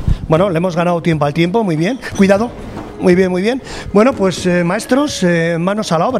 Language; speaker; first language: Spanish; native; Spanish